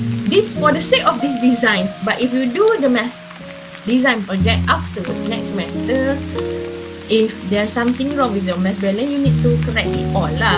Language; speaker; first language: English; non-native, local second language; Malay